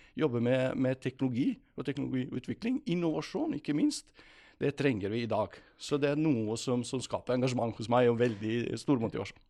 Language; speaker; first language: Norwegian; non-native, fluent; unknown